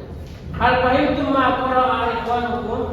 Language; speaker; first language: Arabic; non-native, fluent; Indonesian